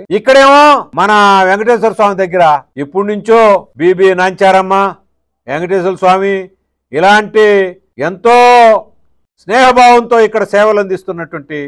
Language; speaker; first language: Telugu; native; Telugu